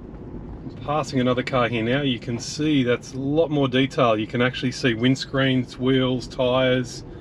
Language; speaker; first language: English; native; English